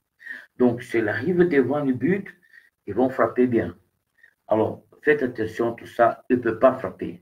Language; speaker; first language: French; non-native, learner; Portuguese